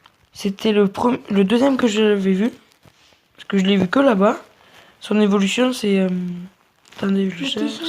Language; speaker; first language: French; native; French